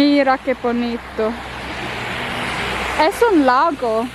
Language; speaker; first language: Spanish; non-native, learner; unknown